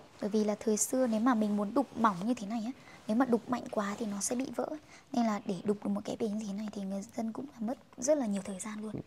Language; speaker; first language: Vietnamese; non-native, local second language; Hmong